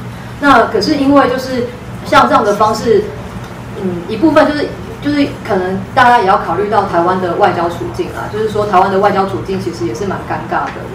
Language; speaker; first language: Chinese; native; Chinese